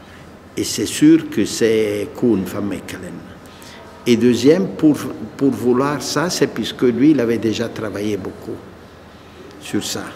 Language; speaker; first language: French; non-native, fluent; Italian